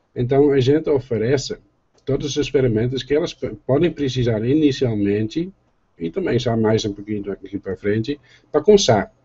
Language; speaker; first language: Portuguese; non-native, fluent; Dutch